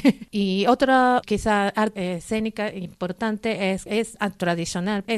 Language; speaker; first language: Spanish; non-native, learner; Japanese